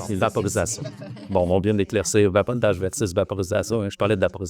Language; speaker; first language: French; native; French